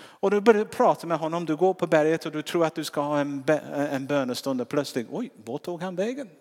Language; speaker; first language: Swedish; non-native, fluent; English